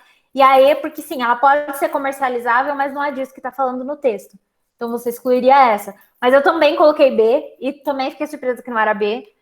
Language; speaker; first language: Portuguese; native; Portuguese